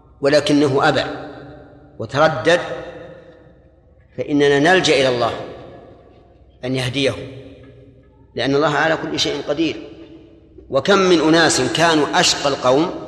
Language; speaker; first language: Arabic; native; Arabic